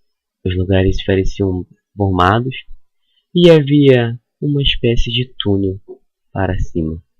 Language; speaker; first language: Portuguese; native; Portuguese